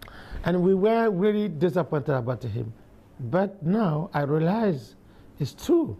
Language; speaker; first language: English; non-native, learner; Bambara